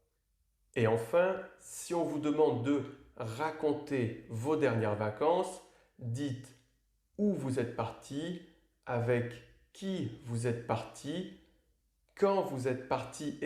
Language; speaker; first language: French; native; French